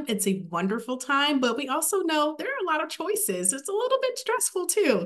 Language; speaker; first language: English; native; English